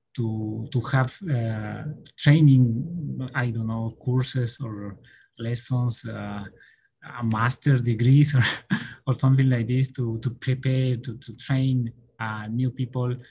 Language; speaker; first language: English; non-native, learner; Spanish